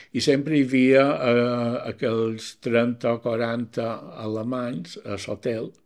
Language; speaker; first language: Catalan; native; Catalan